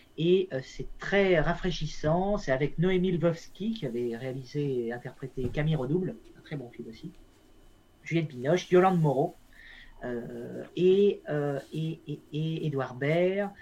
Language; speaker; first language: French; native; French